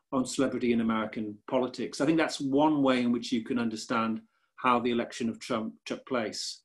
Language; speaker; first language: English; native; English